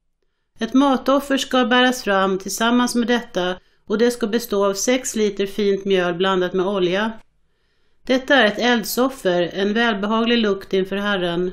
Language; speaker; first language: Swedish; native; Swedish